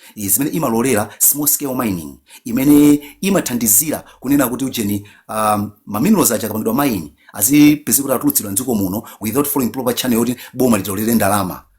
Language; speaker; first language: Nyanja; native; Nyanja